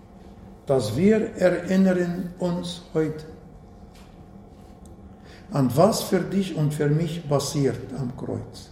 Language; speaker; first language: German; non-native, fluent; Arabic